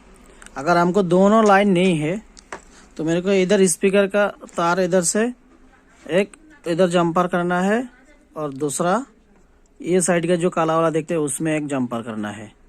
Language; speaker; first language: Hindi; non-native, local second language; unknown